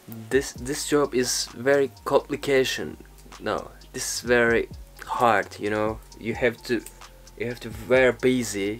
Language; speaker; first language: English; non-native, learner; Turkish